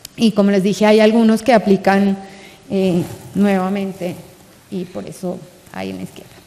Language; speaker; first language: Spanish; native; Spanish